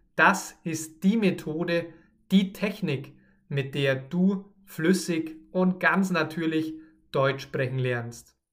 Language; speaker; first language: German; native; German